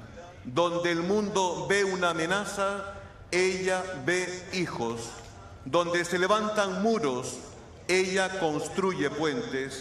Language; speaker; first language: Spanish; native; Spanish